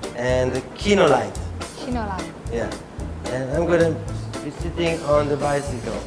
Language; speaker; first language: English; non-native, fluent; Hebrew